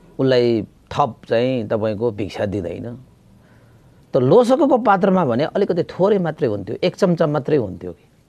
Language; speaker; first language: Nepali; native; Nepali